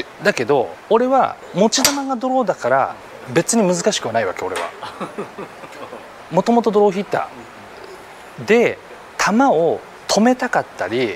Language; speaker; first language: Japanese; native; Japanese